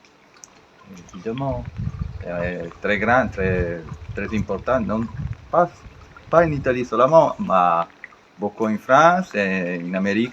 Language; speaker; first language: French; non-native, learner; Italian